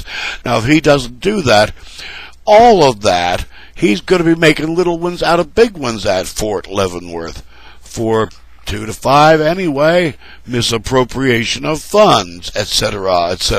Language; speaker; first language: English; native; English